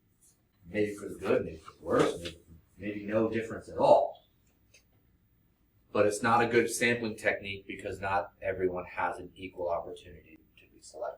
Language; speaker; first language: English; native; English